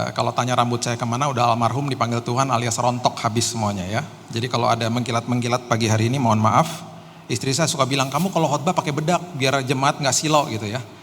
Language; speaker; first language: Indonesian; native; Indonesian